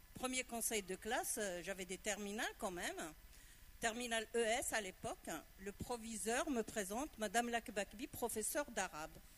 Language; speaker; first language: French; non-native, local second language; Arabic